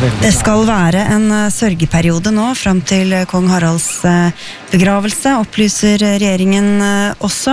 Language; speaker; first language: Norwegian; native; Norwegian